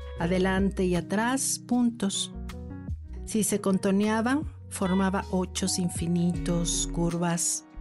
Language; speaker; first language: Spanish; native; Spanish